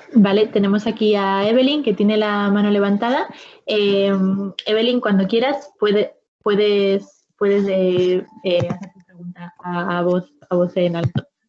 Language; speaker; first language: Spanish; native; Spanish